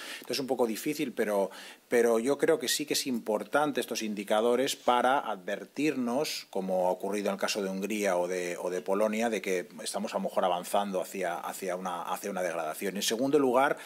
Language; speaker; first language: Spanish; non-native, local second language; Catalan